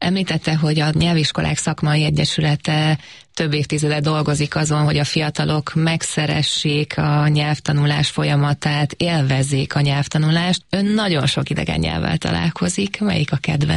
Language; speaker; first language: Hungarian; native; Hungarian